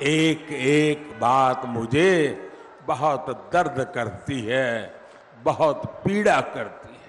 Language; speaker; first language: Hindi; non-native, local second language; Gujarati